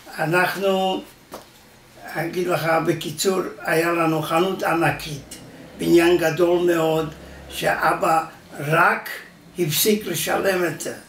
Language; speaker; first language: Hebrew; non-native, fluent; Yiddish